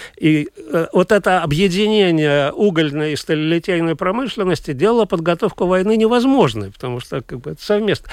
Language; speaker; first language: Russian; native; Russian